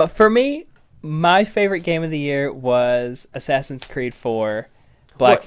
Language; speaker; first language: English; native; English